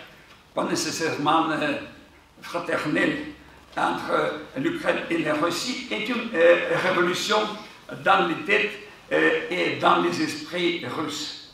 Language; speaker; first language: French; non-native, fluent; Ukrainian